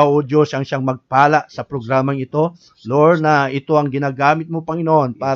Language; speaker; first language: Filipino; native; Filipino